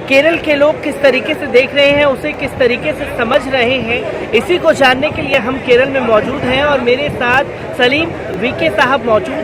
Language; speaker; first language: Hindi; native; Hindi